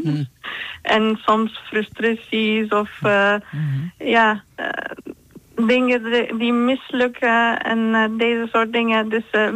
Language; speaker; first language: Dutch; non-native, fluent; Turkish